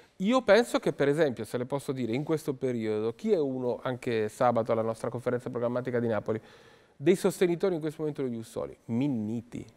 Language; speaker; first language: Italian; native; Italian